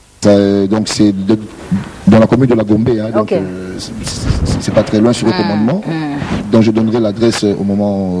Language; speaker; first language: French; non-native, local second language; Lingala